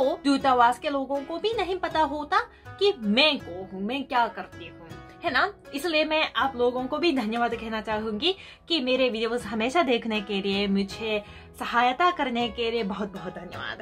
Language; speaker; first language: Hindi; non-native, fluent; Japanese